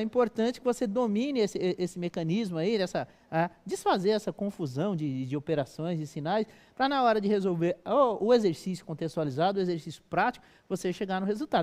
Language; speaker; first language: Portuguese; native; Portuguese